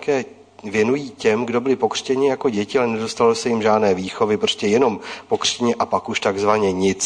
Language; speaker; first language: Czech; native; Czech